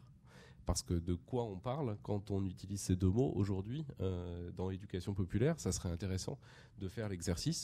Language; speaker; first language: French; native; French